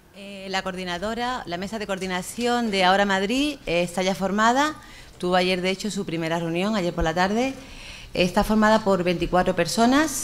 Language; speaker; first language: Spanish; native; Spanish